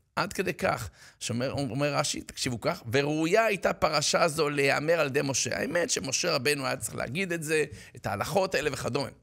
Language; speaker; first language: Hebrew; native; Hebrew